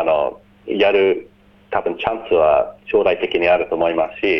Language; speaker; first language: Japanese; non-native, fluent; English